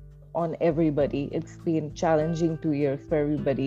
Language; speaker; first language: English; non-native, local second language; Hindi